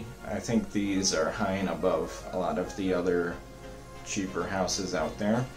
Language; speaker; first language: English; native; English